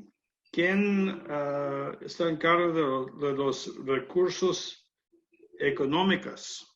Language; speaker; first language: Spanish; non-native, learner; English